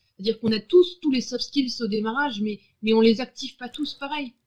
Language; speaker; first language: French; native; French